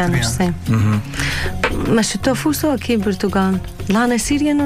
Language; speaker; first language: Portuguese; non-native, learner; Arabic